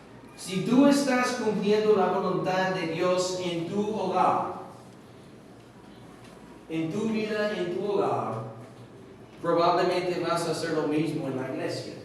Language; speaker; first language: Spanish; non-native, fluent; English